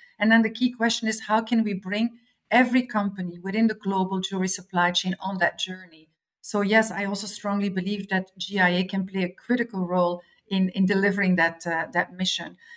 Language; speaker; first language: English; non-native, fluent; Dutch